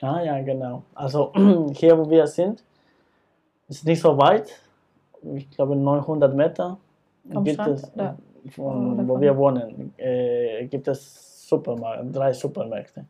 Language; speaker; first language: German; non-native, fluent; Spanish